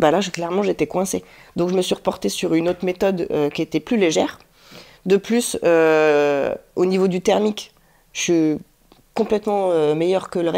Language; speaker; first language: French; native; French